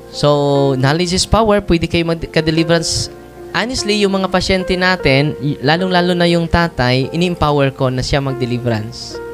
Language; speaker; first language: Filipino; non-native, local second language; Cebuano